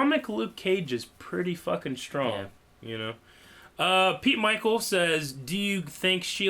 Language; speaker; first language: English; native; English